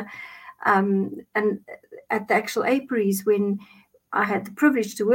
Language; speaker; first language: English; non-native, local second language; Afrikaans